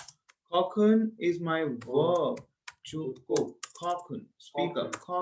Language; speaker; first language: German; non-native, fluent; Hindi